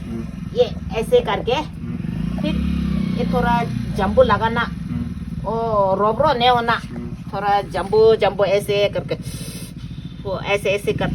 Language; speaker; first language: Hindi; non-native, local second language; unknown